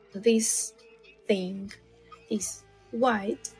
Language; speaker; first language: English; non-native, fluent; Russian